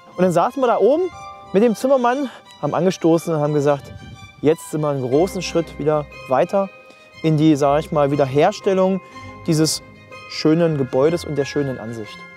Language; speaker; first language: German; native; German